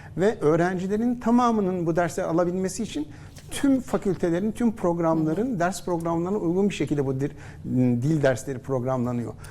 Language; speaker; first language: Turkish; native; Turkish